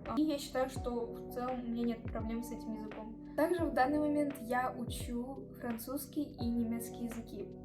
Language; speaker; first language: Russian; native; Russian